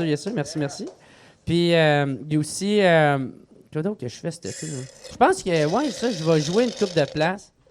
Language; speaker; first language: French; native; French